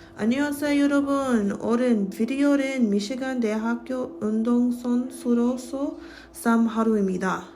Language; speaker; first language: Korean; non-native, learner; English